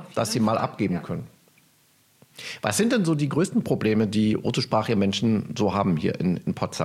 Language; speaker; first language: German; native; German